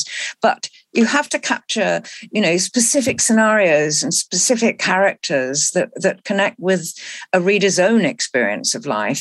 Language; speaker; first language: English; native; English